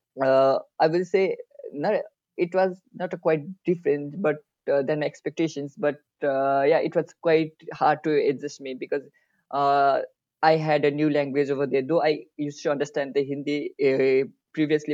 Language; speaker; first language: English; non-native, local second language; Nepali